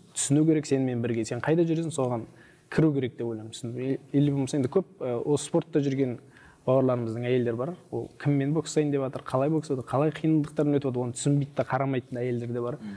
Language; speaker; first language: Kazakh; non-native, local second language; Uzbek